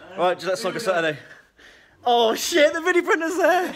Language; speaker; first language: English; native; English